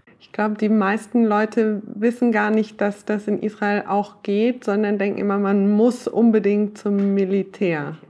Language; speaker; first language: German; native; German